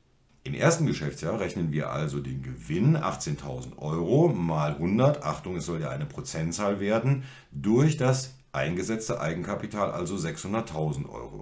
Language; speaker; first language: German; native; German